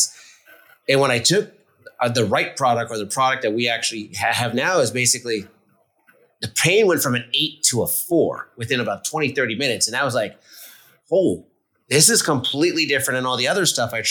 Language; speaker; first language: English; native; English